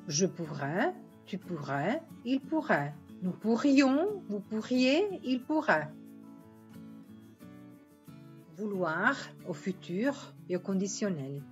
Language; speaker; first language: French; non-native, fluent; Italian